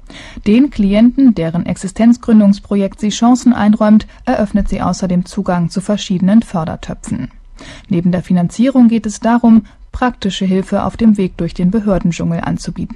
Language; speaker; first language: German; native; German